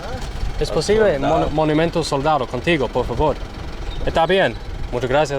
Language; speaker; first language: Spanish; non-native, learner; English